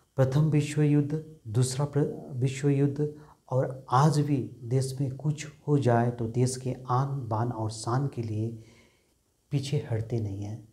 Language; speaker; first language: Hindi; non-native, local second language; Nepali